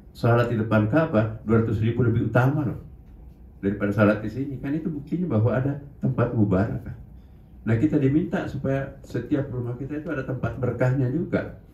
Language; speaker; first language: Indonesian; non-native, local second language; Buginese